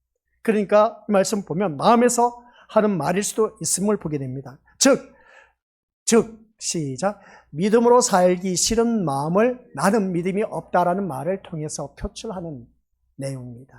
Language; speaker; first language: Korean; native; Korean